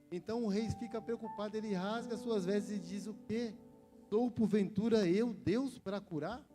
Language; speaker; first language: Portuguese; native; Portuguese